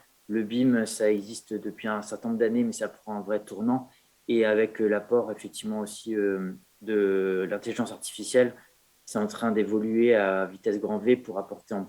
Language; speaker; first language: French; native; French